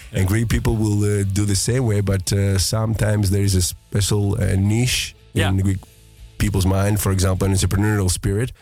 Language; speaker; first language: English; early bilingual, other home language; Greek